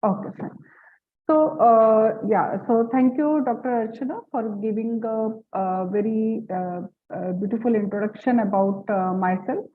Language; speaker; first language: English; non-native, local second language; Hindi